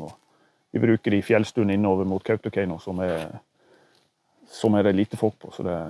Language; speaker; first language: Norwegian; native; Norwegian